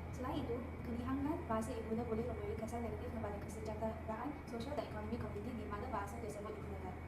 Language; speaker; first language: Malay; non-native, local second language; English